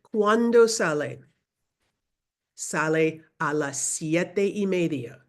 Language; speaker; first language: Spanish; non-native, fluent; English